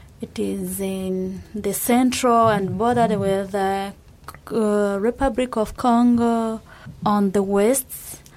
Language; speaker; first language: English; non-native, local second language; Kinyarwanda